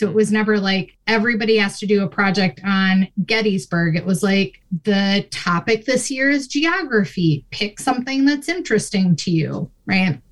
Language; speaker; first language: English; native; English